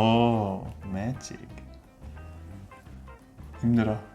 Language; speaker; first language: Korean; non-native, learner; German